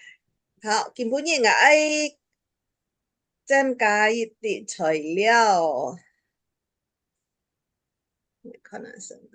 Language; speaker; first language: Chinese; early bilingual, heritage; Chinese